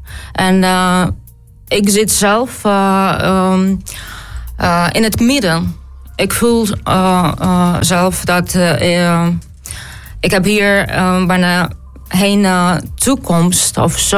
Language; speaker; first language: Dutch; non-native, learner; Ukrainian